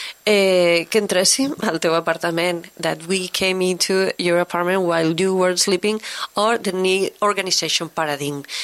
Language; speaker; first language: English; non-native, fluent; Catalan